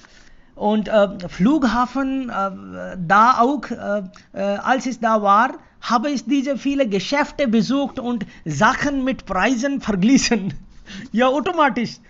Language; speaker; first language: German; non-native, fluent; Hindi